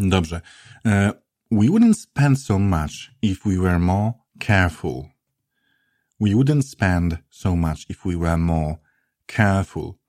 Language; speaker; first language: English; non-native, fluent; Polish